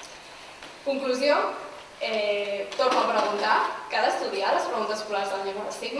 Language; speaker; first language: Catalan; native; Catalan